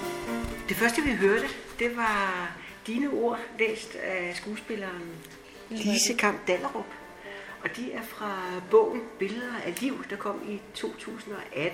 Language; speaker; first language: Danish; native; Danish